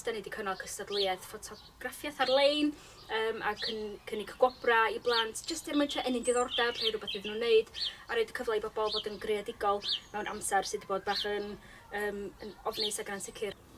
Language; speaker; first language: Welsh; native; Welsh